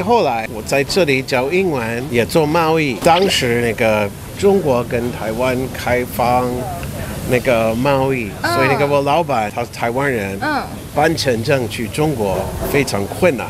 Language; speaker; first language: Chinese; non-native, fluent; English